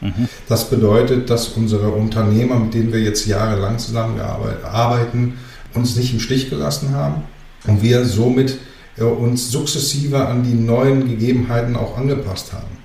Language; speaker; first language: German; early bilingual, other home language; Greek